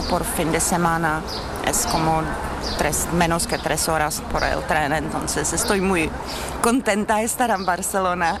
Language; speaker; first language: Spanish; non-native, fluent; Czech